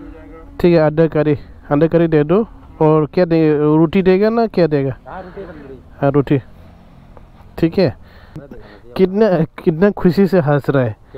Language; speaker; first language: Hindi; non-native, learner; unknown